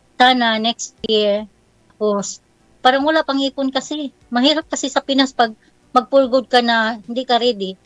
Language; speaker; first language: Filipino; non-native, local second language; Cebuano